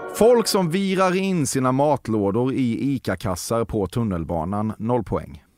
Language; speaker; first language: Swedish; native; Swedish